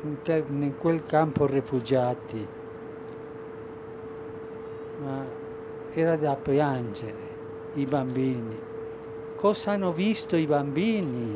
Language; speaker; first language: Italian; non-native, fluent; Spanish